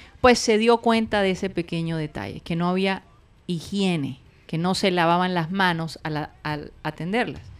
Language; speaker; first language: Spanish; native; Spanish